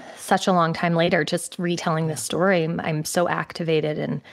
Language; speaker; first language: English; native; English